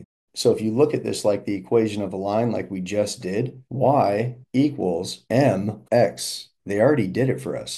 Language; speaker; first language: English; native; English